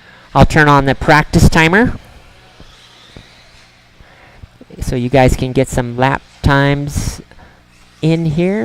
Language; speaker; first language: English; native; English